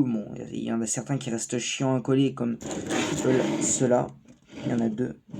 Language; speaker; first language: French; native; French